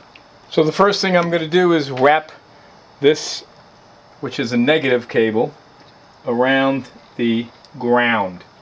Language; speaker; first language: English; native; English